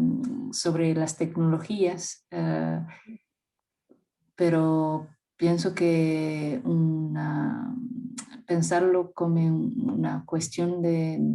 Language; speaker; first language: Spanish; non-native, fluent; French